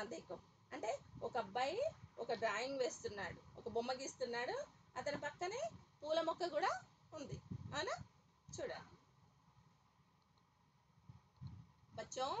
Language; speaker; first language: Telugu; native; Telugu